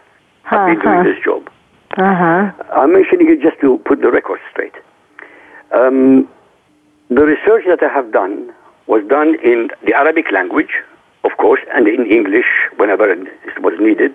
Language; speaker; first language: English; non-native, fluent; Arabic